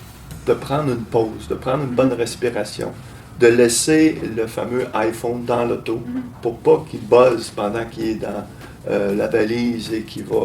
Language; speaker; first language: French; native; French